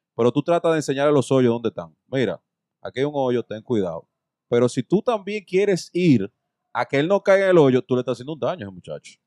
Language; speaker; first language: Spanish; native; Spanish